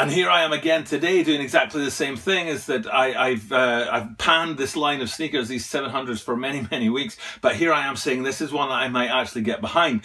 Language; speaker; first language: English; native; English